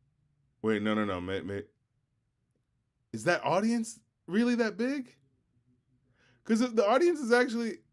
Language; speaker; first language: English; native; English